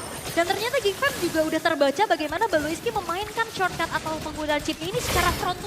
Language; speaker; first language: Indonesian; native; Indonesian